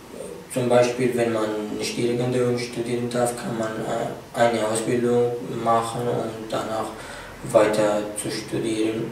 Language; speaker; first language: German; non-native, fluent; Arabic